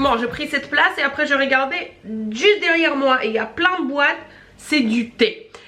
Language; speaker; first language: French; non-native, fluent; Russian